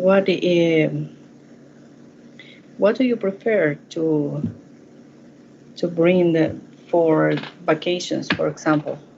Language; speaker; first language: English; non-native, learner; Spanish